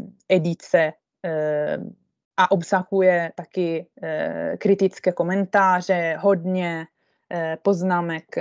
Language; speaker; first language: Czech; non-native, fluent; Italian